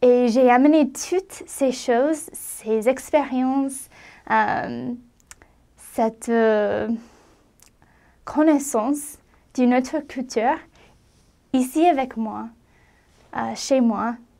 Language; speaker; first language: French; non-native, fluent; English